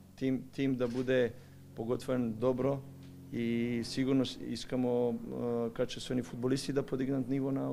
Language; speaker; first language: Bulgarian; non-native, learner; Serbian